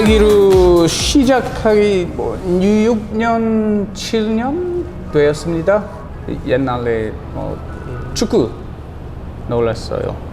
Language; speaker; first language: Korean; non-native, learner; English